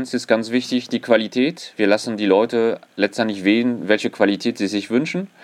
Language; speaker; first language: German; non-native, fluent; French